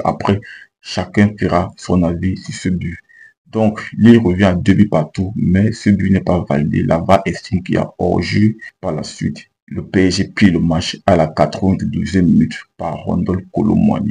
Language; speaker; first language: French; native; French